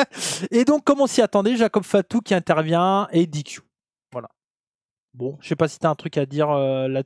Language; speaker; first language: French; native; French